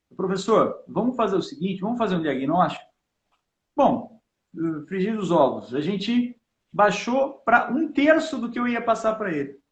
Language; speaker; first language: Portuguese; native; Portuguese